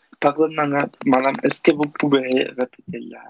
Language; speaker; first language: French; non-native, learner; Spanish